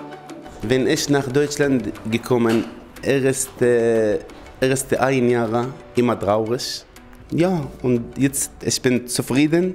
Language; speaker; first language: German; non-native, learner; Arabic